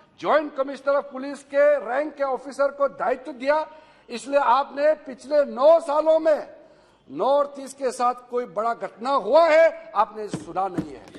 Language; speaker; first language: Hindi; non-native, local second language; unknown